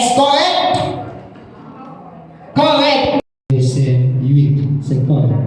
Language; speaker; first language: French; non-native, local second language; Haitian Creole